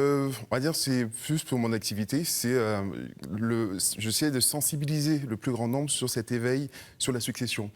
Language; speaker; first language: French; native; French